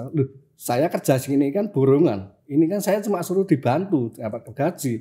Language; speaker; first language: Indonesian; non-native, local second language; Javanese